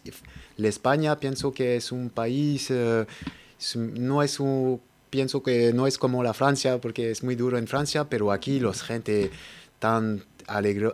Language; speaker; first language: Spanish; non-native, learner; French